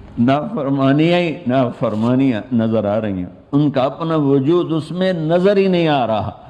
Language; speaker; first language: Urdu; non-native, local second language; Punjabi